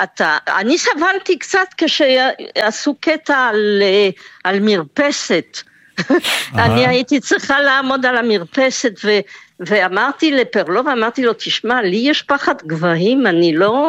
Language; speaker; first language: Hebrew; non-native, fluent; French